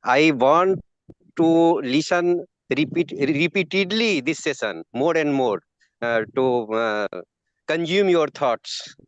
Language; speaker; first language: English; non-native, learner; Hindi